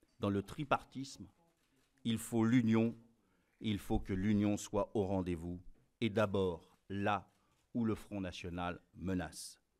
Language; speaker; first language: French; native; French